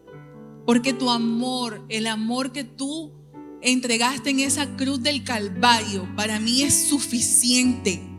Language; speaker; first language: Spanish; native; Spanish